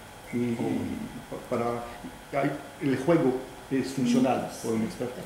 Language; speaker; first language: Spanish; non-native, fluent; French